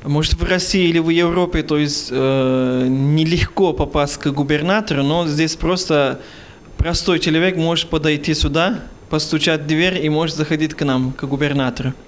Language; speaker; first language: Russian; non-native, fluent; Turkish